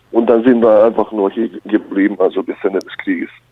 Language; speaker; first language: German; early bilingual, other home language; Bosnian